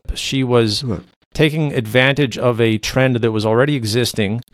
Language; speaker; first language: English; non-native, fluent; Low German